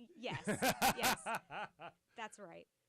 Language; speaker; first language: English; native; English